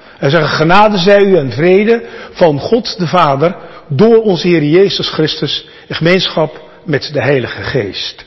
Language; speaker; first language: Dutch; native; Dutch